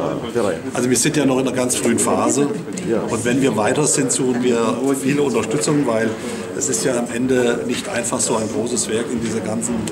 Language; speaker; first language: German; native; German